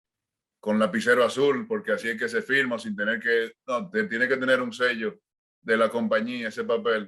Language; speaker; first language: Spanish; native; Spanish